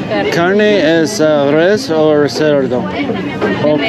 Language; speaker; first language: Spanish; non-native, learner; English